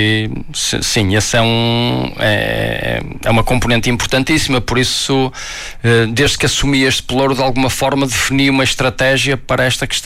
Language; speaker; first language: Portuguese; native; Portuguese